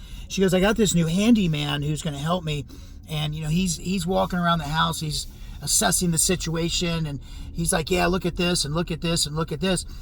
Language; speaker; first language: English; native; English